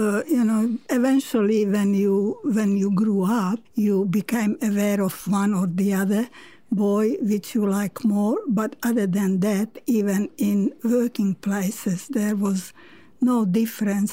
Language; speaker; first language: English; non-native, fluent; Slovak